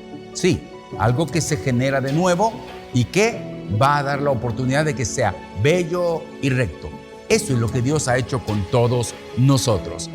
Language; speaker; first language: Spanish; native; Spanish